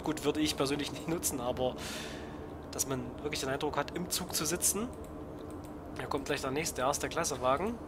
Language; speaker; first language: German; native; German